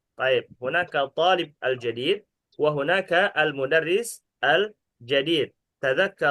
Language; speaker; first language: Arabic; non-native, fluent; Indonesian